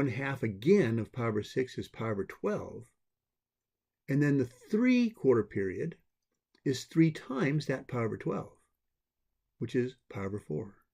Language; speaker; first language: English; native; English